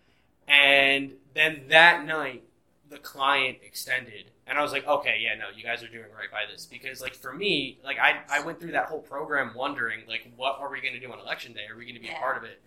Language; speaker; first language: English; native; English